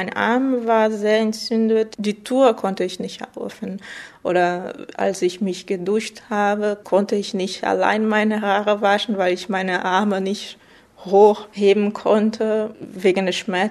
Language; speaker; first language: German; non-native, fluent; Portuguese